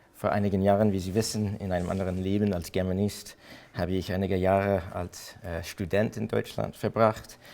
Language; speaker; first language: German; non-native, fluent; English